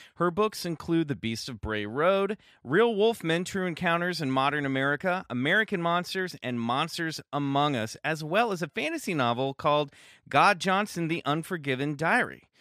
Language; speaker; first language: English; native; English